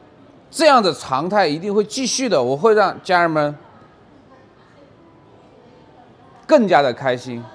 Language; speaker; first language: Chinese; native; Chinese